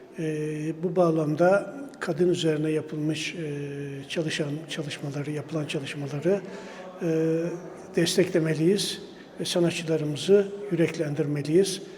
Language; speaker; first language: Turkish; native; Turkish